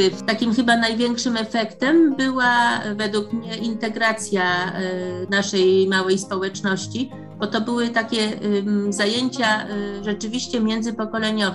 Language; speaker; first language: Polish; native; Polish